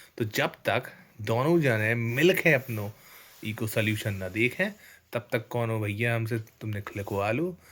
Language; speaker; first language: Hindi; native; Hindi